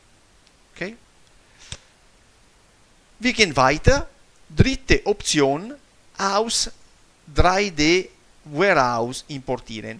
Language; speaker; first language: German; non-native, fluent; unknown